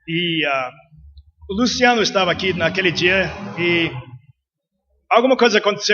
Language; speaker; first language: Portuguese; non-native, fluent; English